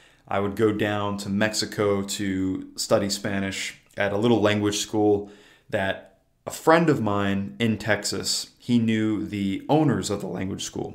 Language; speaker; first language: English; native; English